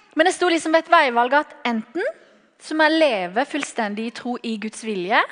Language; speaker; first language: Norwegian; native; Norwegian